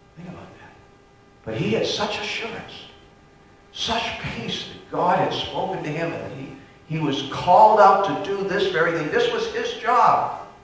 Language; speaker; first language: English; native; English